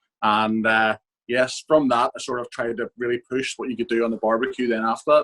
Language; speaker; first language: English; native; English